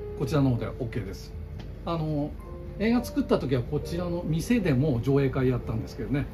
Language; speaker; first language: Japanese; native; Japanese